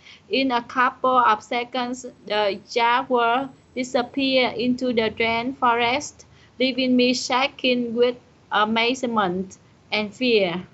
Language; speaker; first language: English; non-native, learner; Vietnamese